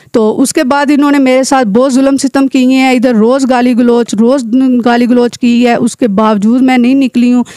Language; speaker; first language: Urdu; non-native, local second language; Pahari-Potwari